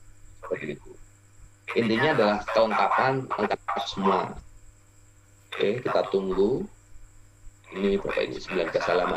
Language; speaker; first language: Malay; non-native, local second language; Javanese